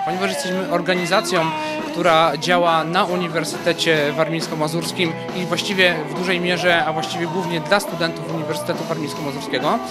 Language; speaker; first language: Polish; native; Polish